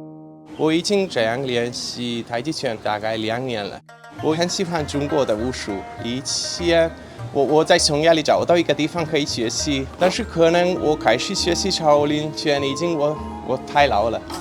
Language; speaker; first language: Chinese; non-native, fluent; Hungarian